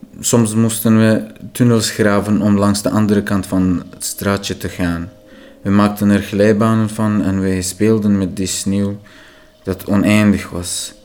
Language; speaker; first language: Dutch; non-native, fluent; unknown